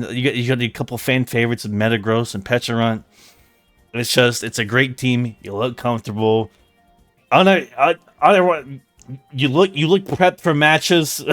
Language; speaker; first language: English; native; English